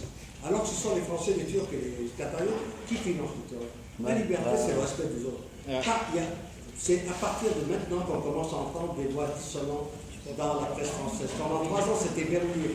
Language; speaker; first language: French; native; French